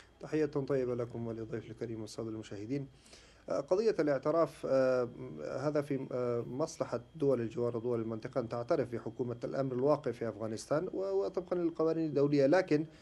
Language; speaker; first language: Arabic; non-native, fluent; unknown